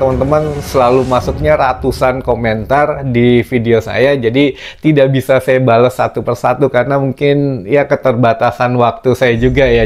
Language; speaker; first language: Indonesian; native; Indonesian